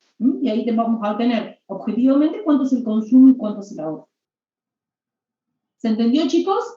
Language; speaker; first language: Spanish; native; Spanish